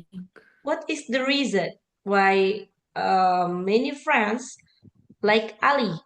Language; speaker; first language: English; non-native, learner; Indonesian